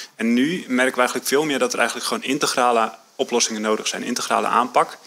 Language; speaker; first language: Dutch; native; Dutch